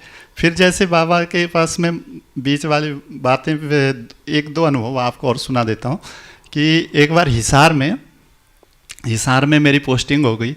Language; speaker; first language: Hindi; native; Hindi